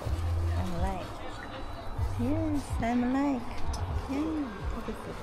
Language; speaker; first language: English; non-native, learner; Chinese